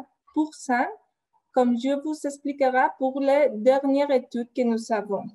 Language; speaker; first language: French; non-native, fluent; Spanish